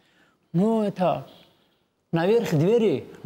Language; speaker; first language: Russian; non-native, learner; Tajik